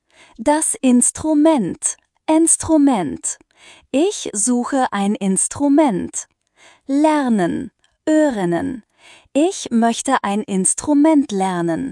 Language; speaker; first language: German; non-native, fluent; Turkish